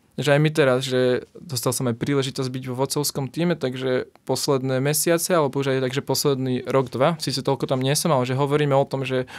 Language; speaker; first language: Slovak; native; Slovak